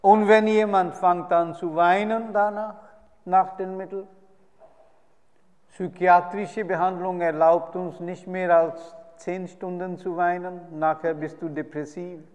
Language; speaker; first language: German; non-native, fluent; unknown